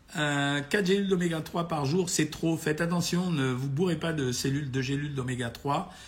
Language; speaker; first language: French; native; French